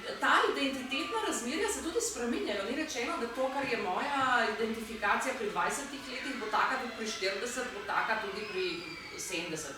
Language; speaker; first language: Slovenian; native; Slovenian